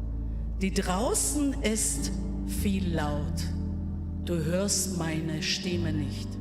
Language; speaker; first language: German; non-native, learner; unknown